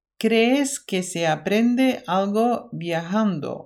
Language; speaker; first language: Spanish; non-native, fluent; Norwegian